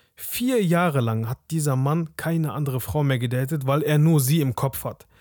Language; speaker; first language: German; early bilingual, other home language; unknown